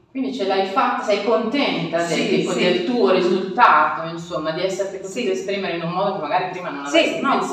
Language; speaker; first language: Italian; native; Italian